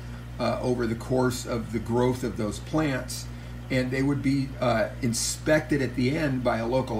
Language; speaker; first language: English; native; English